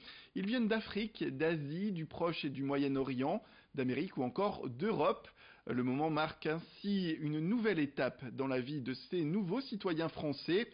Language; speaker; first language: French; native; French